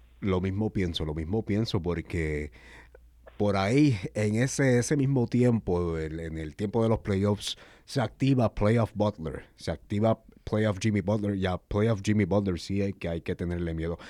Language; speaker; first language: Spanish; native; Spanish